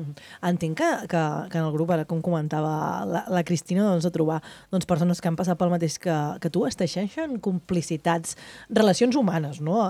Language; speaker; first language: Catalan; native; Catalan